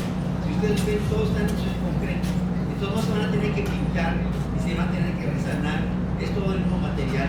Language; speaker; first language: Spanish; native; Spanish